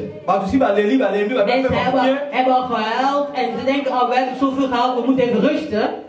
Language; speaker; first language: Dutch; early bilingual, other home language; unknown